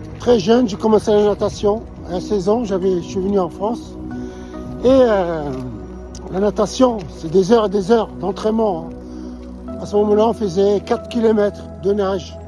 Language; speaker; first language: French; non-native, local second language; Arabic